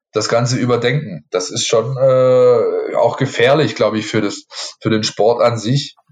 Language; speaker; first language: German; native; German